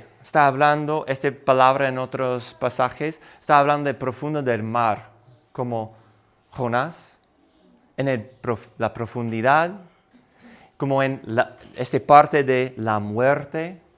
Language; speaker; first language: Spanish; non-native, fluent; English